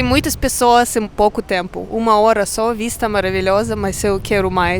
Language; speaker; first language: Portuguese; non-native, fluent; Russian